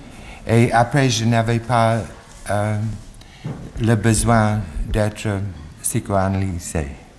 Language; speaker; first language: French; non-native, learner; English